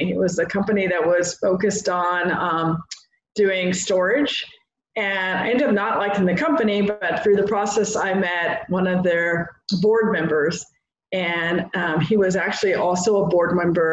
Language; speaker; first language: English; native; English